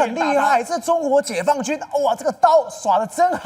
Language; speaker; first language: Chinese; native; Chinese